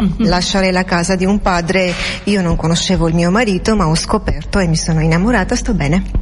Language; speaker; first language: Italian; non-native, fluent; Armenian